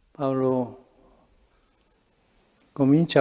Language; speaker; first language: Italian; non-native, fluent; Spanish